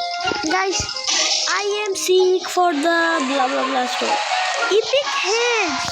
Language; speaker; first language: English; non-native, learner; Bangla